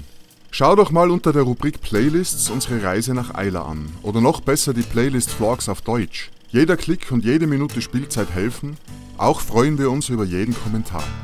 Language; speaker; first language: German; native; German